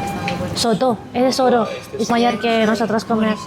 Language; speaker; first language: Spanish; non-native, learner; Indonesian